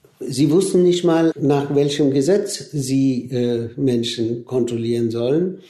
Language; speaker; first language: German; non-native, fluent; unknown